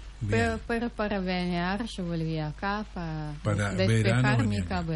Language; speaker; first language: Spanish; non-native, fluent; Russian